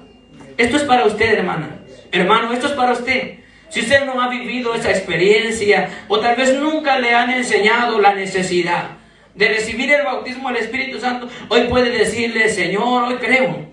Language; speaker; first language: Spanish; native; Spanish